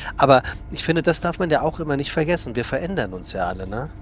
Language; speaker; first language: German; native; German